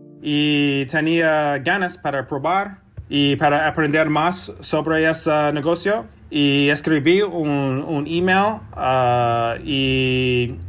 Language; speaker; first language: Spanish; non-native, learner; English